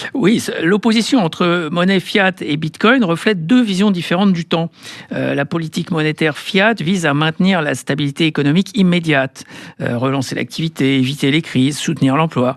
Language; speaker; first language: French; native; French